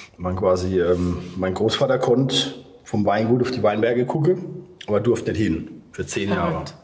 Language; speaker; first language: German; native; German